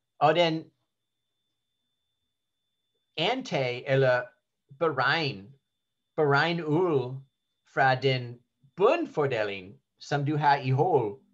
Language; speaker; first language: Danish; non-native, learner; English